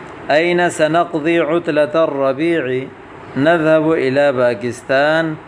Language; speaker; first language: Arabic; non-native, fluent; Urdu